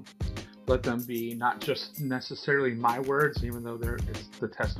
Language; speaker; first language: English; native; English